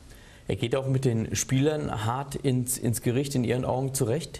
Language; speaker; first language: German; native; German